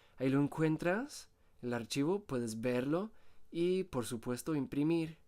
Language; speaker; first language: Spanish; non-native, fluent; English